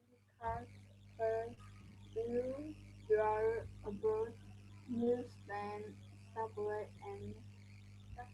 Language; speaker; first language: English; non-native, learner; Vietnamese